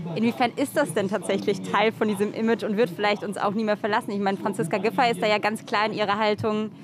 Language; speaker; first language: German; native; German